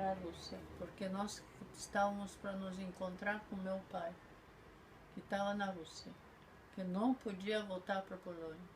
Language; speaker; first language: Portuguese; non-native, fluent; Polish